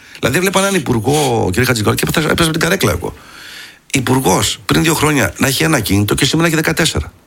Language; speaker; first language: Greek; early bilingual, heritage; Greek